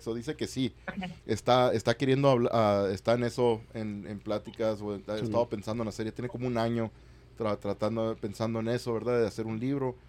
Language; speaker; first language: Spanish; early bilingual, heritage; Spanish